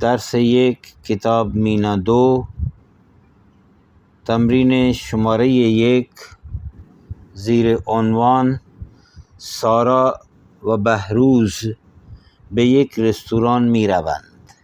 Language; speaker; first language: Persian; non-native, fluent; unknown